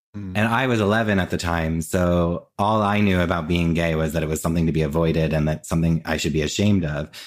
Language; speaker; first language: English; native; English